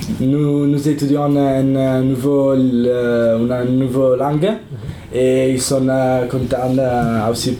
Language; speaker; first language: French; non-native, learner; Italian